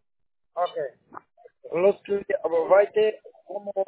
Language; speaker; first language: Spanish; non-native, learner; Portuguese